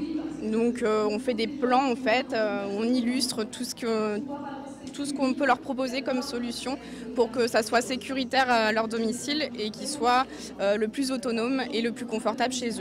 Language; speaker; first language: French; native; French